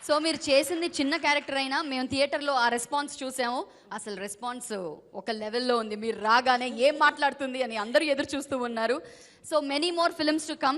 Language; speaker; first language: Telugu; native; Telugu